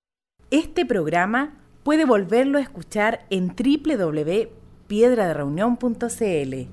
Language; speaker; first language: Spanish; native; Spanish